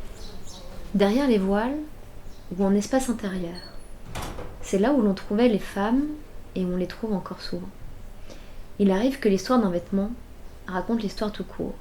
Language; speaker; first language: French; native; French